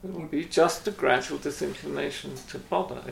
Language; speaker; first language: English; native; English